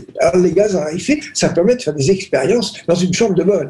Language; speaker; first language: French; native; French